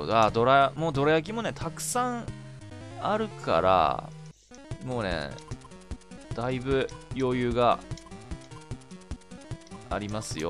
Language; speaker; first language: Japanese; native; Japanese